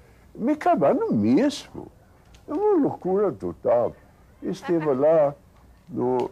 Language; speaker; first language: Portuguese; non-native, fluent; Swedish